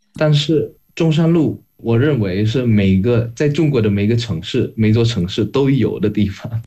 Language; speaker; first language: Chinese; non-native, fluent; Indonesian